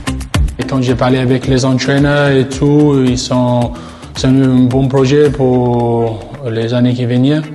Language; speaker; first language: French; non-native, learner; English